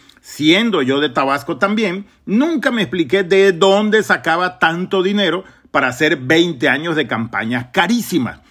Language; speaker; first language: Spanish; native; Spanish